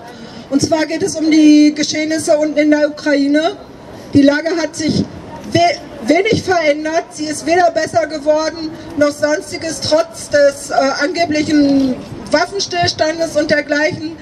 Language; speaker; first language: German; native; German